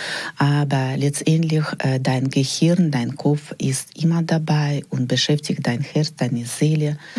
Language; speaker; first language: German; non-native, fluent; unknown